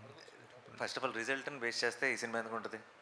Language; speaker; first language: Telugu; native; Telugu